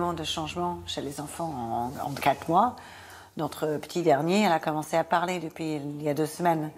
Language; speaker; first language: French; non-native, fluent; English